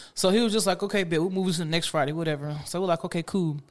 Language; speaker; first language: English; native; English